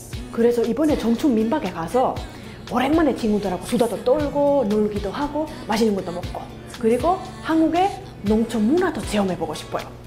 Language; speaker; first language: Korean; non-native, fluent; Finnish